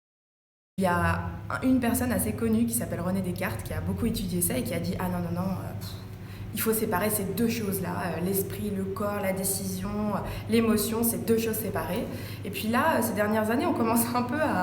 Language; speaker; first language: French; native; French